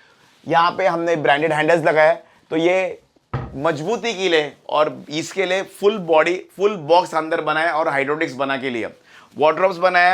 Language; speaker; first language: Hindi; non-native, local second language; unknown